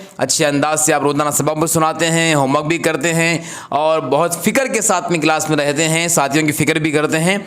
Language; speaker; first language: Urdu; native; Urdu